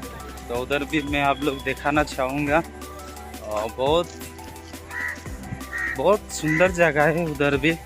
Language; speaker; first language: Hindi; non-native, local second language; Odia